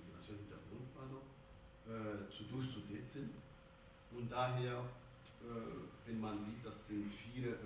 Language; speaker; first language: German; non-native, fluent; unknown